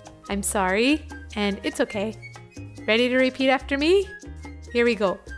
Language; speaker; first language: English; native; English